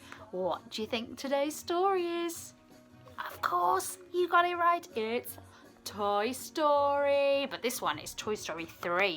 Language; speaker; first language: English; native; English